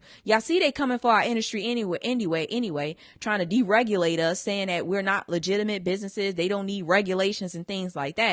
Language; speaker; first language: English; native; English